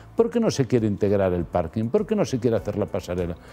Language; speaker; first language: Spanish; native; Spanish